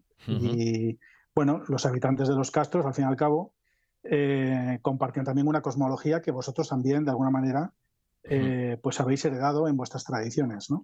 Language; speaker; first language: Spanish; native; Spanish